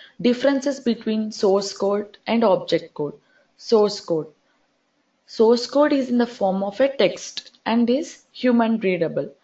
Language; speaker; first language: English; non-native, local second language; Telugu